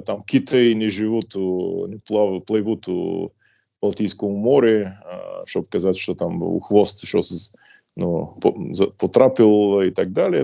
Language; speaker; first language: Ukrainian; non-native, fluent; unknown